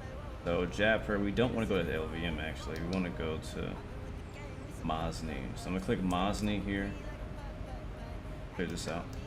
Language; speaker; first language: English; native; English